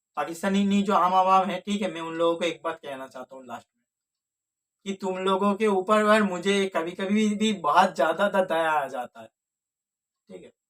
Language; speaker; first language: Hindi; native; Hindi